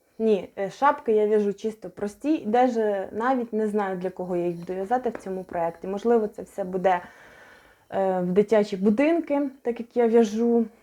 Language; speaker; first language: Ukrainian; non-native, local second language; Russian